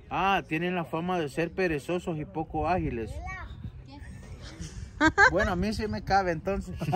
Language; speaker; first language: Spanish; native; Spanish